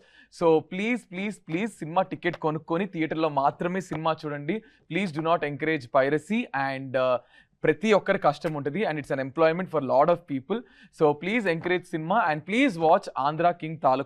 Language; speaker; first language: Telugu; native; Telugu